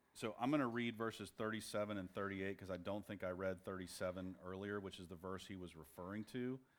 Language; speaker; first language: English; native; English